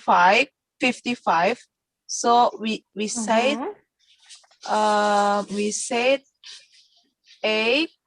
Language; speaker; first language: English; non-native, learner; Indonesian